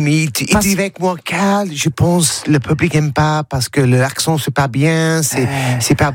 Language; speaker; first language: French; non-native, learner; English